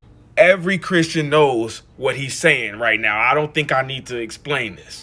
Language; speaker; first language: English; native; English